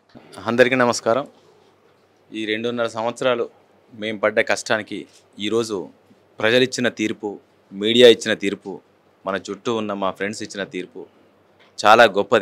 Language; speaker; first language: Telugu; native; Telugu